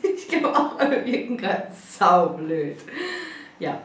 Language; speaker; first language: German; native; German